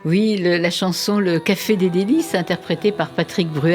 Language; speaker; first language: French; native; French